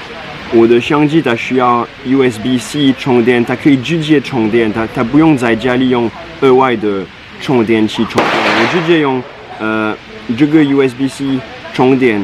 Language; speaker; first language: Chinese; non-native, fluent; French